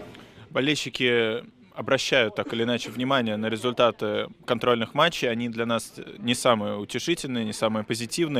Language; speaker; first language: Russian; native; Russian